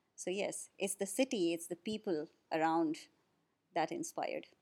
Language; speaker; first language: English; non-native, local second language; Hindi